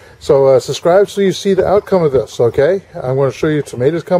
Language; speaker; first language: English; native; English